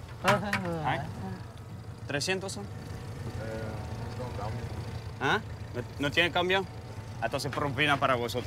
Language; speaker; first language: Spanish; non-native, learner; French